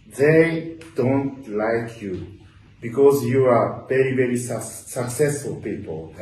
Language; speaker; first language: English; non-native, learner; Japanese